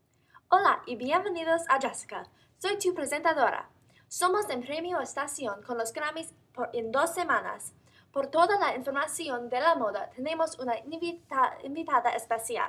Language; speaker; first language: Spanish; non-native, learner; English